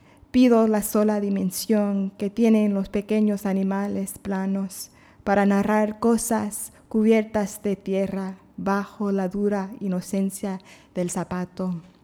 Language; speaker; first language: Spanish; non-native, learner; English